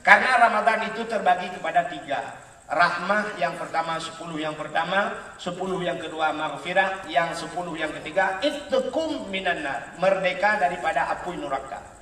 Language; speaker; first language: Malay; non-native, local second language; Achinese